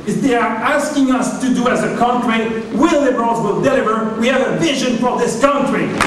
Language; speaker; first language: English; non-native, fluent; French